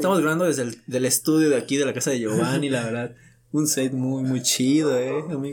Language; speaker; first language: Spanish; native; Spanish